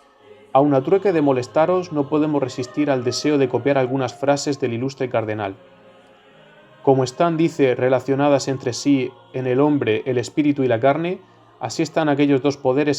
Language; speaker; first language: Spanish; native; Spanish